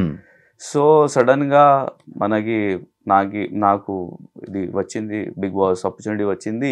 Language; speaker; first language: Telugu; non-native, fluent; Urdu